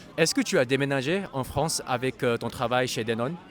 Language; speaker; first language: French; non-native, fluent; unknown